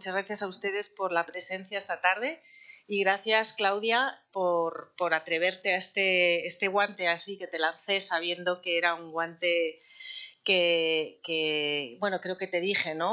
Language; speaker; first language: Spanish; native; Spanish